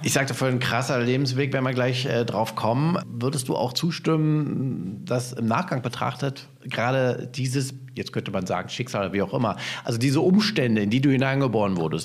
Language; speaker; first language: German; native; German